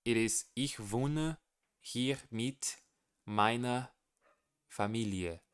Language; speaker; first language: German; non-native, learner; Portuguese